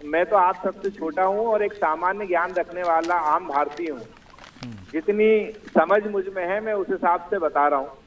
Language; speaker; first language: Hindi; native; Hindi